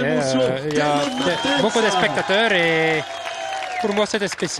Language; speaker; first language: French; non-native, local second language; Dutch